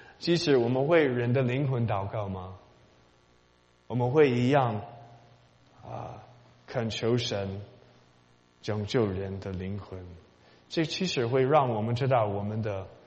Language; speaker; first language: Chinese; non-native, learner; English